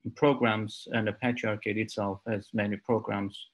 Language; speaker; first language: English; non-native, fluent; Armenian